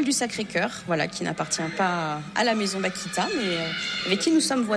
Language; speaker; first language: French; native; French